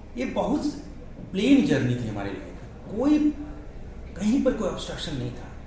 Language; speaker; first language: Hindi; native; Hindi